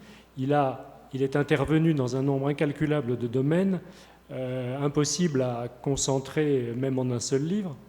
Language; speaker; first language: French; native; French